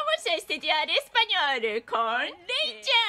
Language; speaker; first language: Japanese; native; Japanese